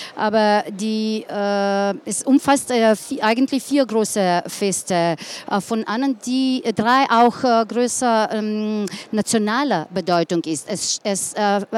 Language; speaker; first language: German; non-native, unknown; Slovenian